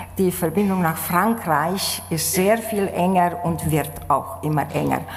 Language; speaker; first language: German; native; German